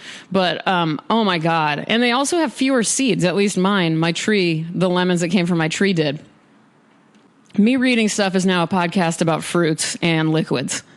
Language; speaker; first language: English; native; English